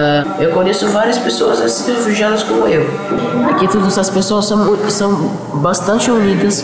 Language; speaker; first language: Portuguese; early bilingual, other home language; Arabic